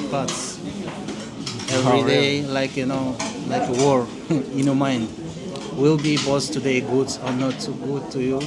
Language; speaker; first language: English; non-native, learner; Russian